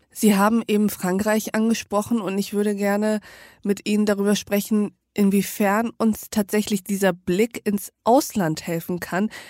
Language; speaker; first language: German; early bilingual, other home language; Turkish